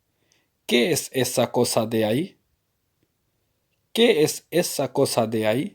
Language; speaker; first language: Spanish; non-native, fluent; Urdu